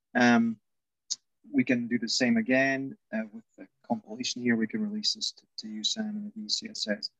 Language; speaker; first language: English; native; English